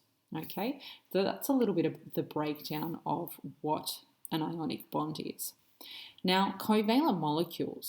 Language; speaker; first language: English; native; English